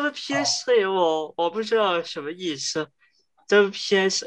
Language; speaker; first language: Chinese; early bilingual, heritage; Cantonese